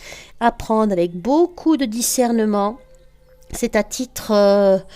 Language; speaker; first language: French; native; French